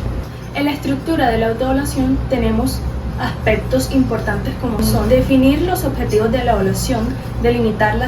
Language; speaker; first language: Spanish; native; Spanish